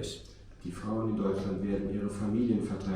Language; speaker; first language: German; native; German